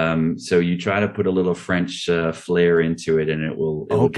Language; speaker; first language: English; native; English